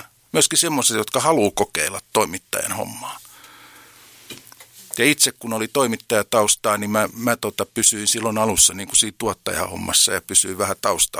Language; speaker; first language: Finnish; native; Finnish